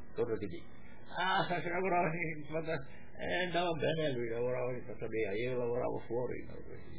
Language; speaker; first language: Italian; non-native, local second language; Friulian